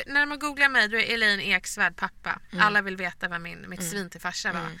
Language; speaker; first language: Swedish; native; Swedish